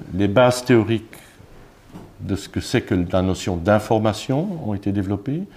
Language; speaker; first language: French; native; French